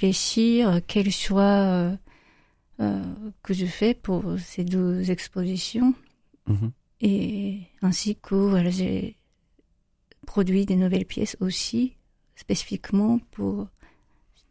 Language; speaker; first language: French; non-native, fluent; Japanese